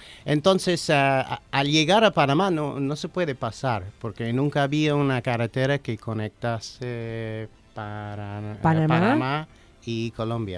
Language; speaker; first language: Spanish; non-native, fluent; English